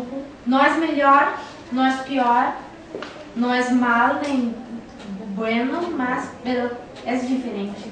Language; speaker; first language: Spanish; non-native, learner; Portuguese